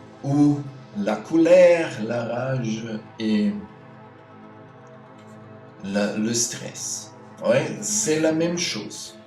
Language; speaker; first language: French; non-native, fluent; German